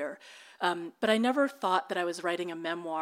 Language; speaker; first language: English; early bilingual, other home language; Filipino